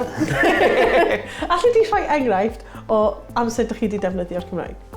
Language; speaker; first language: Welsh; non-native, local second language; English